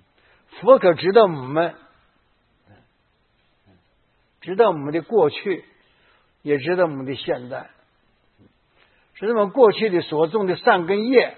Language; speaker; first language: Chinese; native; Chinese